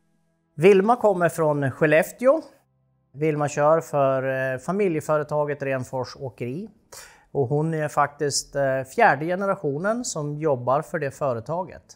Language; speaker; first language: Swedish; native; Swedish